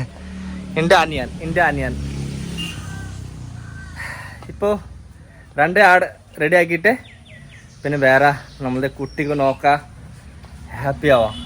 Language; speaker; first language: Malayalam; non-native, learner; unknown